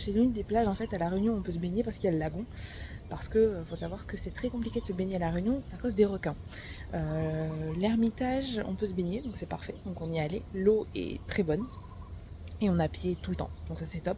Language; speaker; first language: French; native; French